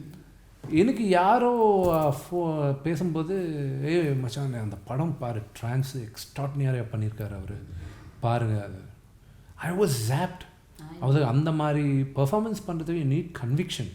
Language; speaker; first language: Tamil; non-native, local second language; Telugu